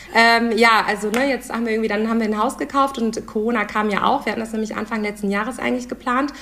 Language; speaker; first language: German; native; German